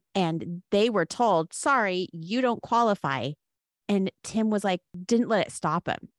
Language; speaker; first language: English; native; English